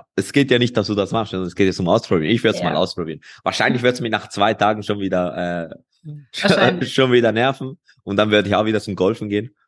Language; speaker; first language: German; non-native, fluent; Spanish